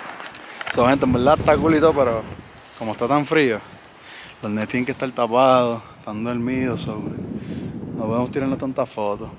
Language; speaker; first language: Spanish; native; Spanish